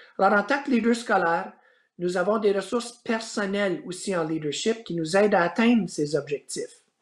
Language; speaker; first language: French; native; French